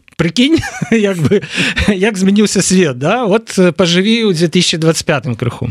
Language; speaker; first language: Belarusian; non-native, local second language; Russian